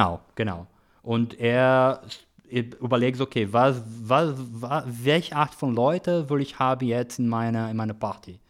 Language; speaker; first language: German; non-native, learner; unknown